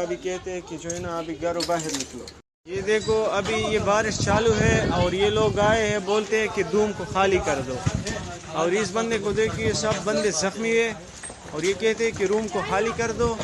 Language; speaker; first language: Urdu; non-native, local second language; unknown